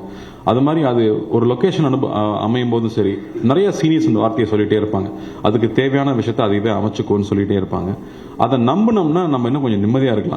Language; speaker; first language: Tamil; native; Tamil